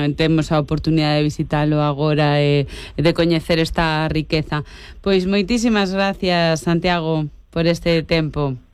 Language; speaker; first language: Galician; native; Galician